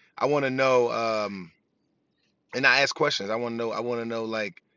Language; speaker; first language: English; native; English